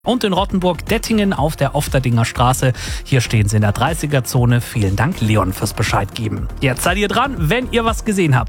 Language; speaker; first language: German; native; German